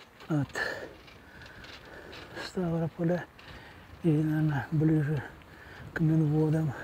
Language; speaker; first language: Russian; native; Russian